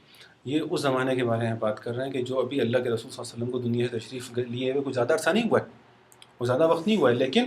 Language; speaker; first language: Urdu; non-native, fluent; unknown